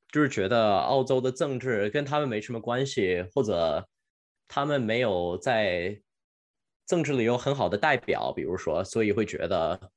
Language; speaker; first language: Chinese; early bilingual, heritage; Chinese